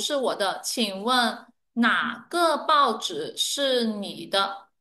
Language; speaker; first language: Chinese; non-native, fluent; Vietnamese